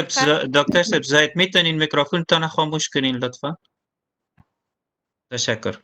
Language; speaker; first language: Persian; native; Persian